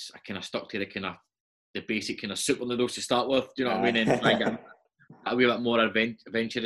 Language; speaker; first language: English; native; English